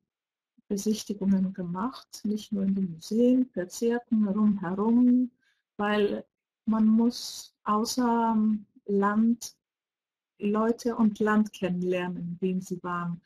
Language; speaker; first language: German; non-native, fluent; Greek